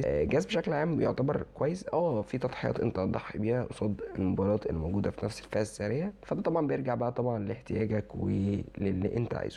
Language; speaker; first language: Arabic; native; Arabic